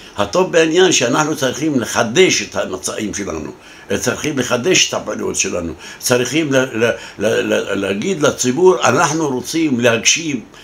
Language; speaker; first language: Hebrew; non-native, local second language; Arabic